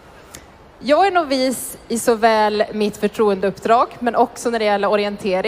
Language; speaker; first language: Swedish; native; Swedish